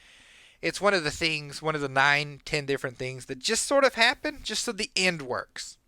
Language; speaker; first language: English; native; English